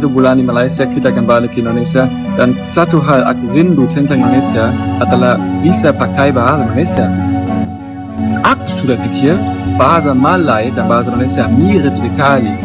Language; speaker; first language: Indonesian; non-native, learner; German